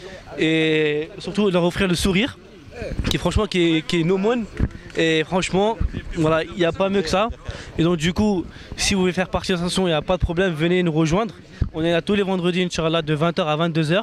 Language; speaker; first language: French; native; French